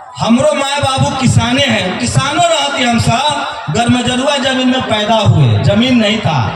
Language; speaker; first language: Hindi; native; Hindi